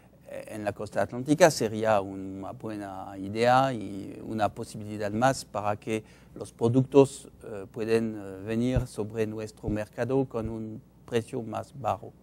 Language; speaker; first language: Spanish; non-native, fluent; French